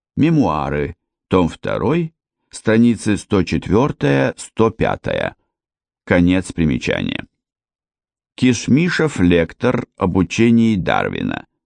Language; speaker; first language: Russian; native; Russian